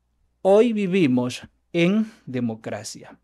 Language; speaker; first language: Spanish; native; Spanish